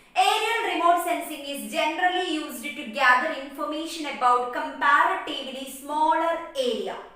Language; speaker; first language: English; non-native, local second language; Malayalam